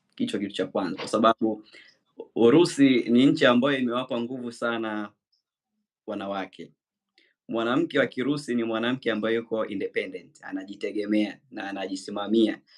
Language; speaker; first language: Swahili; native; Swahili